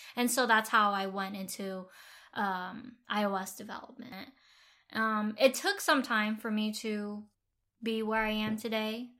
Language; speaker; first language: English; early bilingual, other home language; Vietnamese